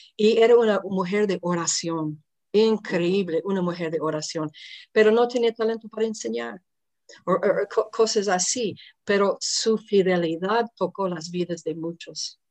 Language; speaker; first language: Spanish; non-native, fluent; English